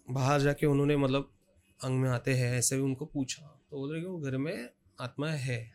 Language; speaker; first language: Hindi; non-native, local second language; Marathi